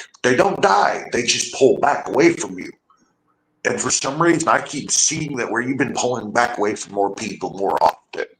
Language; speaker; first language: English; native; English